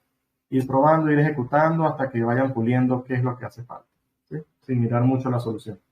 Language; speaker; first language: Spanish; native; Spanish